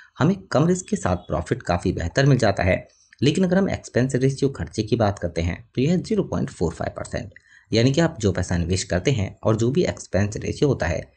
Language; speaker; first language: Hindi; native; Hindi